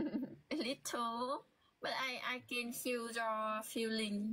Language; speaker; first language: English; non-native, learner; Vietnamese